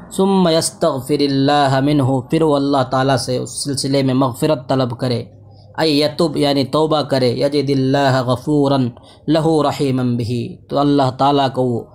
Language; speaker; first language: Urdu; native; Urdu